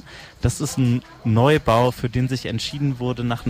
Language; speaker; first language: German; native; German